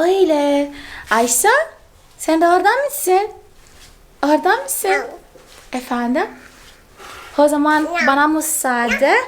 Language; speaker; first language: Turkish; non-native, fluent; Portuguese